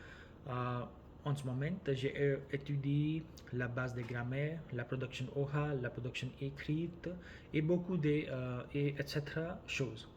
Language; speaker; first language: French; non-native, learner; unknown